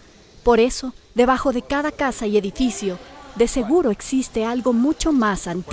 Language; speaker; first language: Spanish; native; Spanish